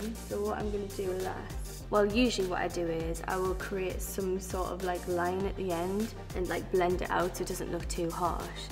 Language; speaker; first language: English; native; English